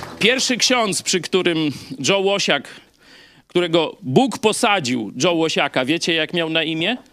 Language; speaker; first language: Polish; native; Polish